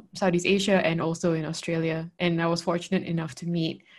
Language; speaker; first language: English; non-native, local second language; Malay